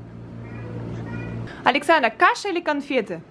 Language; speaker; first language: Russian; native; Russian